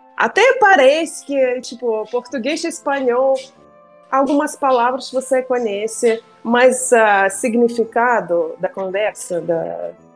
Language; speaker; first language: Portuguese; non-native, fluent; Russian